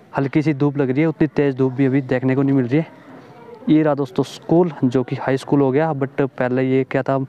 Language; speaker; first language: Hindi; native; Hindi